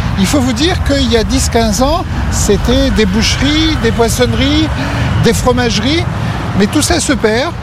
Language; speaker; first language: French; native; French